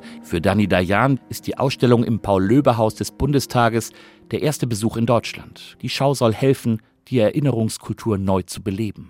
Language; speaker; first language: German; native; German